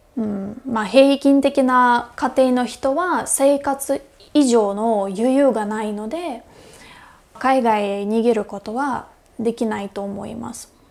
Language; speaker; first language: Japanese; non-native, fluent; Russian